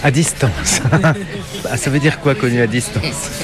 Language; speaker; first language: French; native; French